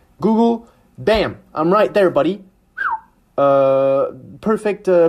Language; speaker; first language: English; non-native, fluent; French